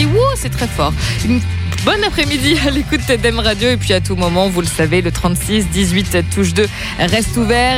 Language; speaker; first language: French; native; French